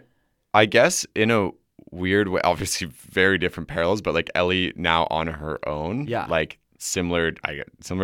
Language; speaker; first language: English; native; English